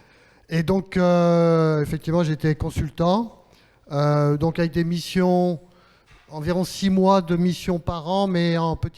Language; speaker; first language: French; native; French